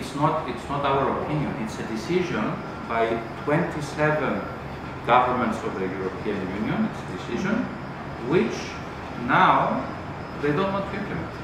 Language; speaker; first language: English; non-native, fluent; Greek